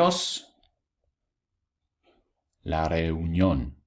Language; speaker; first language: Spanish; non-native, fluent; English